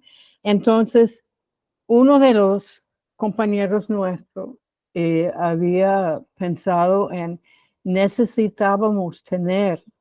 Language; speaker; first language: Spanish; non-native, fluent; English